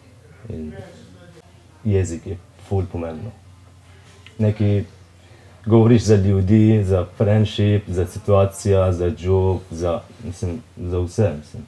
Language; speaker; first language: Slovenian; non-native, learner; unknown